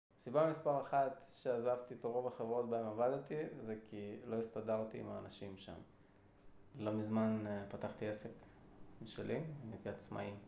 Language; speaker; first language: Hebrew; early bilingual, other home language; Russian